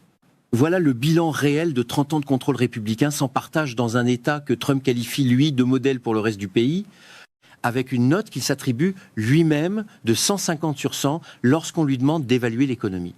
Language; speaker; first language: French; native; French